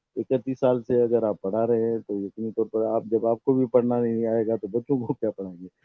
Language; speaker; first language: Urdu; non-native, local second language; Sindhi